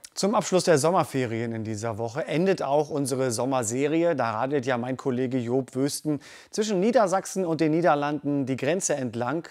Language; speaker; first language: German; native; German